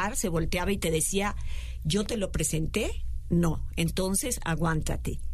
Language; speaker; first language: Spanish; native; Spanish